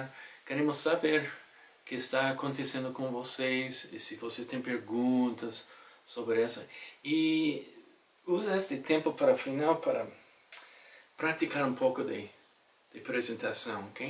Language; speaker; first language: Portuguese; non-native, fluent; English